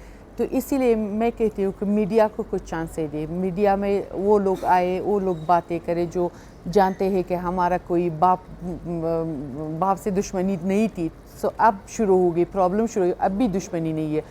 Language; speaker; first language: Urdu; non-native, fluent; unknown